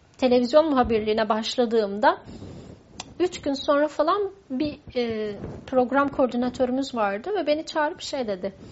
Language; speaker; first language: Turkish; non-native, local second language; Kurdish